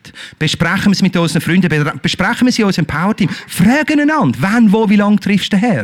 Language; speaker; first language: German; native; German